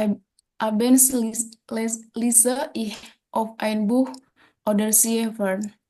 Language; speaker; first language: German; non-native, learner; Indonesian